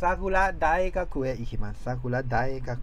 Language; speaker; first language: Japanese; non-native, fluent; Thai